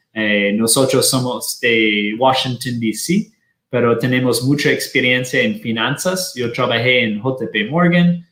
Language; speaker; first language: Spanish; non-native, fluent; Portuguese